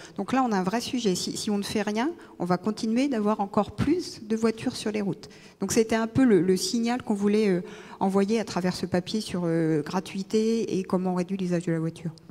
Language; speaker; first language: French; native; French